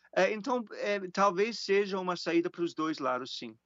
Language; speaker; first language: Portuguese; non-native, fluent; German